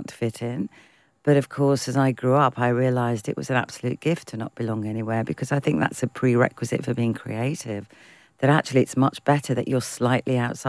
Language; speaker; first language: English; native; English